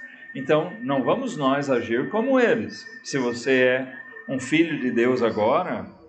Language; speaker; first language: Portuguese; native; Portuguese